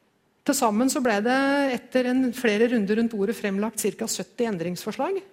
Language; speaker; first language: Norwegian; native; Norwegian